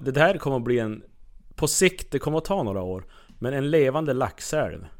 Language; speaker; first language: Swedish; native; Swedish